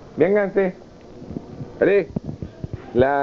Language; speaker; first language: French; early bilingual, heritage; Spanish